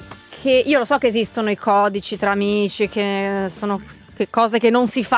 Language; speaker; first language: Italian; native; Italian